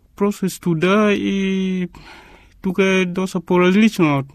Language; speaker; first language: Bulgarian; non-native, fluent; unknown